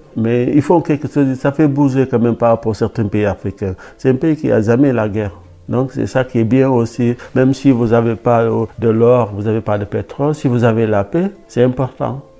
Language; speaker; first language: French; non-native, local second language; Wolof